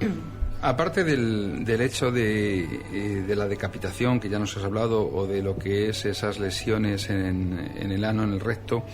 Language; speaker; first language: Spanish; native; Spanish